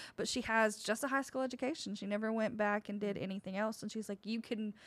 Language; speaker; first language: English; native; English